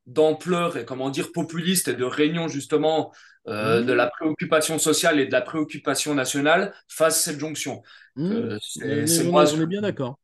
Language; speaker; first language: French; native; French